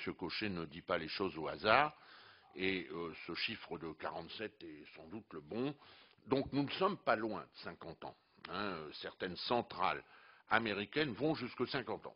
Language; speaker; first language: French; native; French